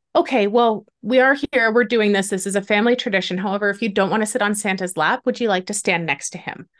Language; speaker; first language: English; native; English